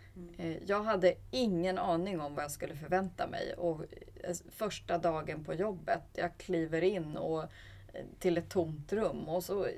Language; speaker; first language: Swedish; early bilingual, other home language; Persian